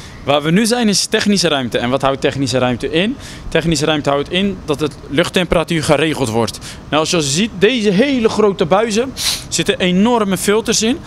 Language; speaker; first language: Dutch; native; Dutch